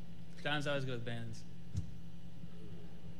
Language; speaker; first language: English; native; English